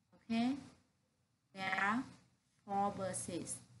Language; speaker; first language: English; non-native, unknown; Vietnamese